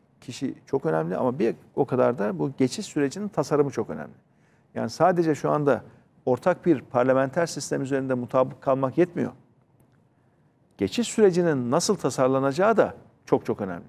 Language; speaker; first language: Turkish; native; Turkish